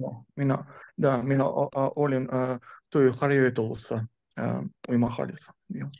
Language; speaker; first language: Finnish; non-native, learner; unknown